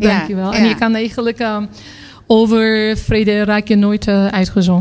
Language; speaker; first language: Dutch; non-native, fluent; Turkish